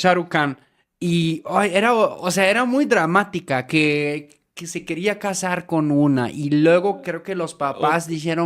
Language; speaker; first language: Spanish; non-native, fluent; German